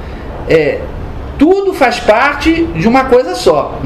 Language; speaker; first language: Portuguese; native; Portuguese